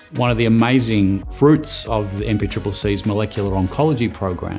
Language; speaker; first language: English; native; English